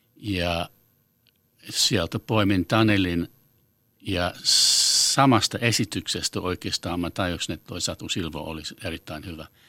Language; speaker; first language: Finnish; non-native, fluent; English